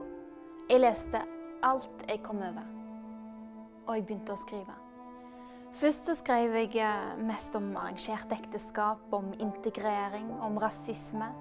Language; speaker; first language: Norwegian; early bilingual, other home language; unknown